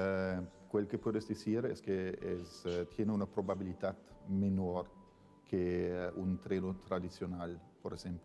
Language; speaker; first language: Spanish; non-native, fluent; Italian